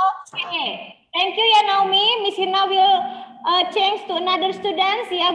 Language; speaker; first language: English; non-native, learner; Indonesian